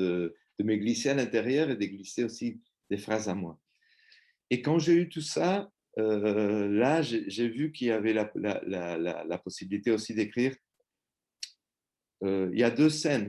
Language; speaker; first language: French; non-native, fluent; Spanish